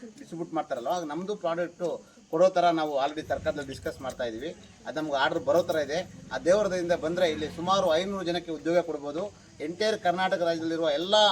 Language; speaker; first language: Kannada; native; Kannada